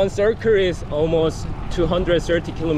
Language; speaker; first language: English; non-native, learner; Korean